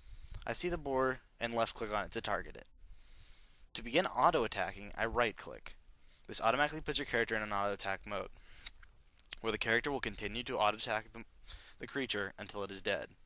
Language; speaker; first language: English; native; English